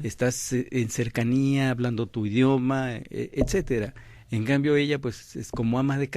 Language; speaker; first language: Spanish; native; Spanish